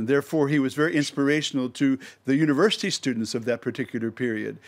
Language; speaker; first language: English; native; English